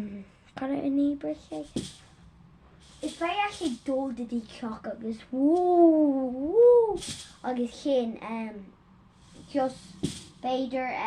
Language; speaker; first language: Irish; non-native, local second language; English